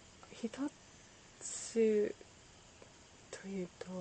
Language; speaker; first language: Japanese; non-native, learner; English